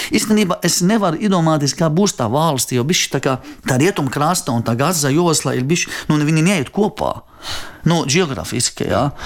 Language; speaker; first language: Latvian; non-native, fluent; Arabic